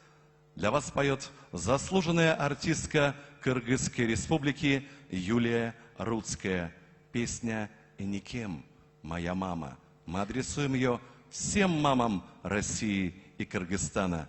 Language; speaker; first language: Russian; native; Russian